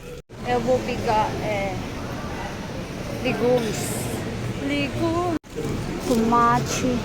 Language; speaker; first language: Portuguese; non-native, learner; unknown